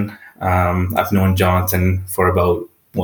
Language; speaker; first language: English; non-native, local second language; Punjabi